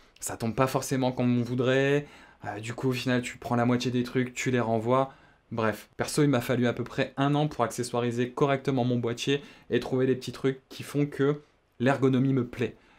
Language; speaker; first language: French; native; French